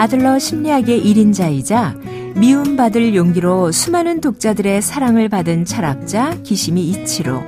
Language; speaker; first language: Korean; native; Korean